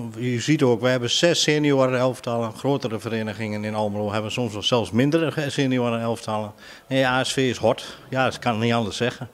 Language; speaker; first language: Dutch; native; Dutch